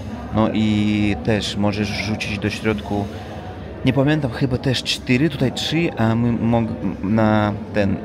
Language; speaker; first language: Polish; non-native, learner; Russian